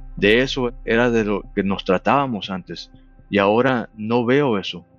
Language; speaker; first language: Spanish; early bilingual, heritage; Spanish